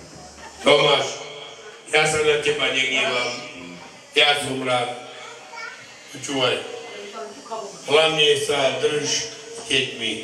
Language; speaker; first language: Slovak; non-native, local second language; Romany